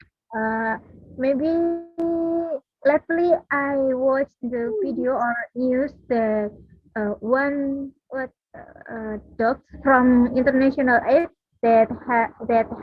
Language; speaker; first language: English; non-native, learner; Indonesian